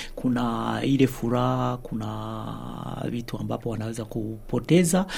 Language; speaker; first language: Swahili; native; Swahili